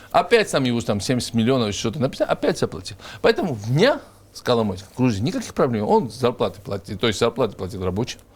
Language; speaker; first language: Russian; non-native, local second language; Georgian